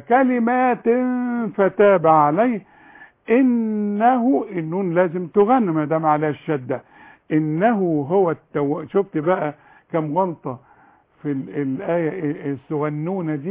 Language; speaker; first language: Arabic; native; Arabic